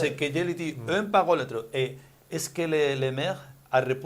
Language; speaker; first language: French; non-native, learner; Spanish